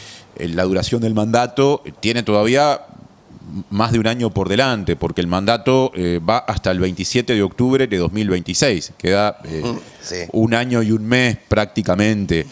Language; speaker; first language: Spanish; native; Spanish